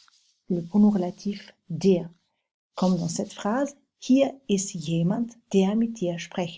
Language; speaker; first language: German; non-native, fluent; French